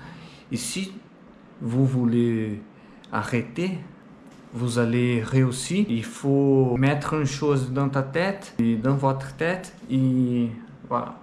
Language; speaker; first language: French; non-native, learner; Portuguese